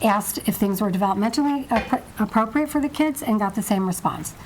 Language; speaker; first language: English; native; English